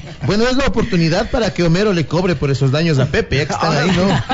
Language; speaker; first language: Spanish; native; Spanish